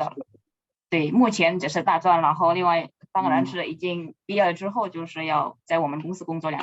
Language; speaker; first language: Chinese; non-native, fluent; Indonesian